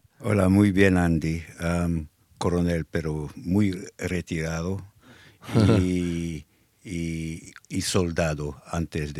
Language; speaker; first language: Spanish; non-native, fluent; English